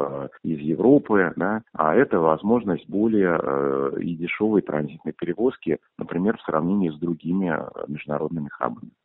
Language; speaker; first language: Russian; native; Russian